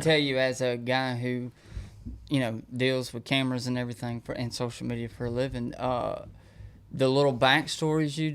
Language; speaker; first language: English; native; English